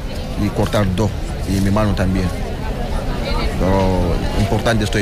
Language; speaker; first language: Spanish; non-native, learner; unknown